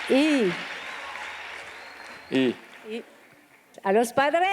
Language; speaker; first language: Spanish; non-native, learner; French